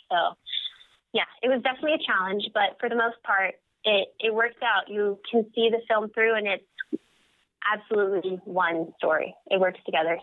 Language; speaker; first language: English; native; English